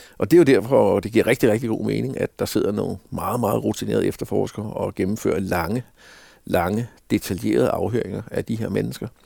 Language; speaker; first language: Danish; native; Danish